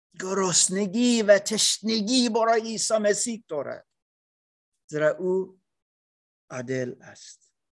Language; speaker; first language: Persian; non-native, learner; English